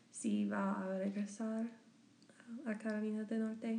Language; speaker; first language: Spanish; non-native, learner; English